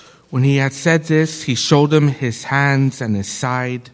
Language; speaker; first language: English; native; English